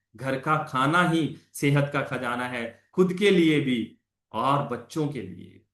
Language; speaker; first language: Hindi; non-native, local second language; Punjabi